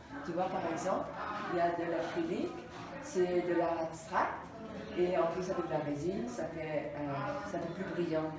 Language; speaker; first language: French; non-native, fluent; Spanish